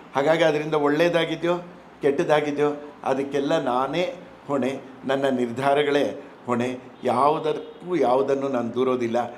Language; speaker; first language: Kannada; non-native, local second language; Telugu